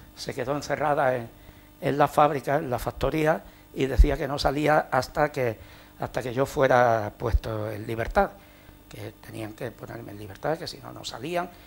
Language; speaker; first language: Spanish; native; Spanish